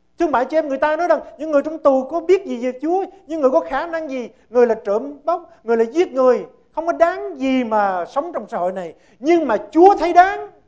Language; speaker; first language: Vietnamese; early bilingual, heritage; Vietnamese